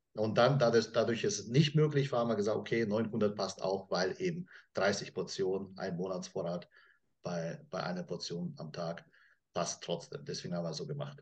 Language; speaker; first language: German; non-native, fluent; Russian